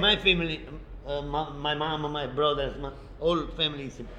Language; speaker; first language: English; non-native, learner; Italian